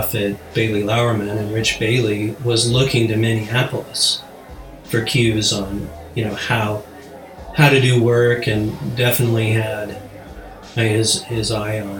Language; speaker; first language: English; native; English